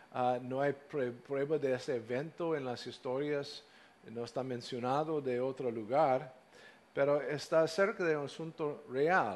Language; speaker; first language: Spanish; non-native, fluent; English